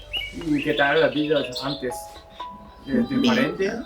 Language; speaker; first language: Spanish; non-native, learner; Japanese